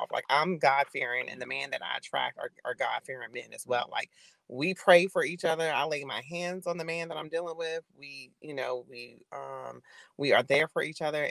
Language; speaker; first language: English; native; English